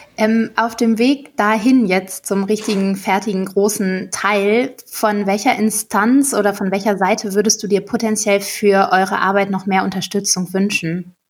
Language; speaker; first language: German; native; German